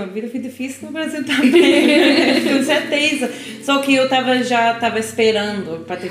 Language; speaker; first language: Portuguese; non-native, learner; English